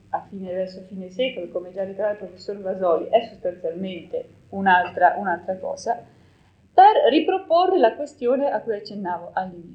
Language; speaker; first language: Italian; native; Italian